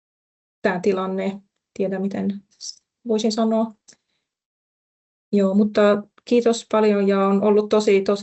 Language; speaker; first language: Finnish; non-native, fluent; Persian